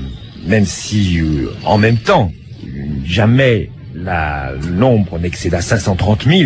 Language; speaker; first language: French; native; French